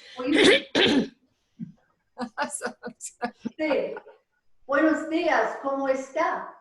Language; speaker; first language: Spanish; non-native, fluent; English